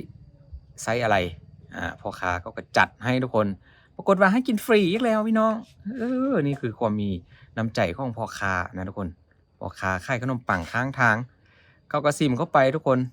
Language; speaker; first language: Thai; non-native, local second language; Northeastern Thai